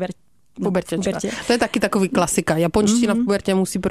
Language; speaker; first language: Czech; native; Czech